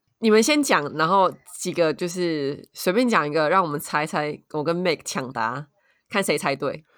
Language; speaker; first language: Chinese; native; Chinese